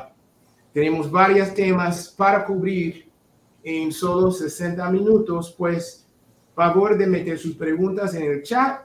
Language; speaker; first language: Spanish; non-native, fluent; English